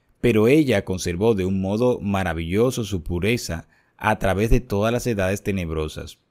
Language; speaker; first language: Spanish; native; Spanish